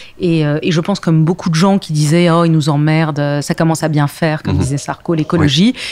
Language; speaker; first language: French; early bilingual, other home language; Arabic